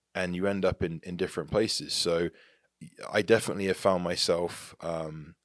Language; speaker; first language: English; native; English